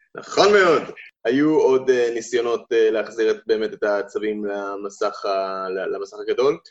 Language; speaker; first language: Hebrew; native; Hebrew